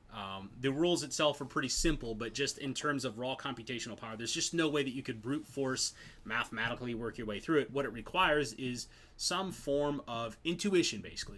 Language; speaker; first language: English; native; English